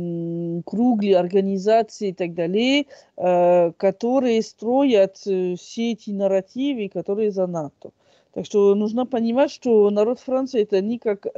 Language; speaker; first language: Russian; non-native, fluent; French